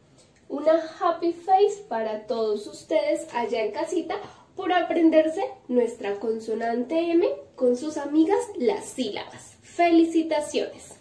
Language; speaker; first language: Spanish; native; Spanish